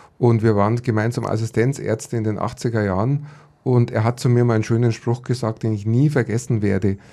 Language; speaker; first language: German; native; German